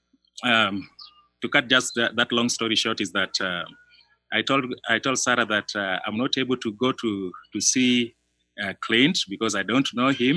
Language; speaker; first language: English; non-native, local second language; Luo (Kenya and Tanzania)